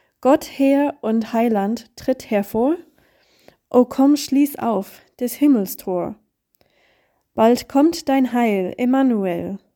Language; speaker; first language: German; non-native, learner; English